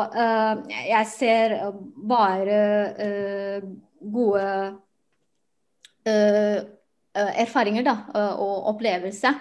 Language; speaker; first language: Norwegian; non-native, fluent; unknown